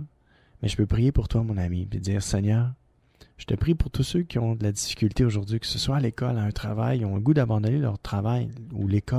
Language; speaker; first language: French; native; French